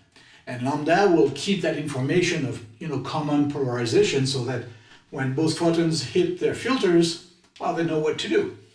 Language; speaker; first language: English; non-native, fluent; French